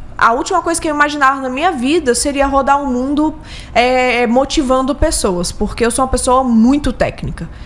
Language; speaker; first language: Portuguese; native; Portuguese